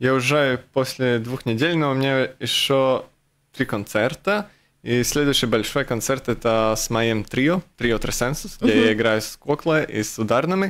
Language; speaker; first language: Russian; non-native, local second language; Latvian